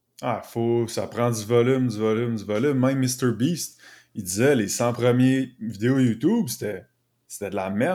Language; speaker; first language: French; native; French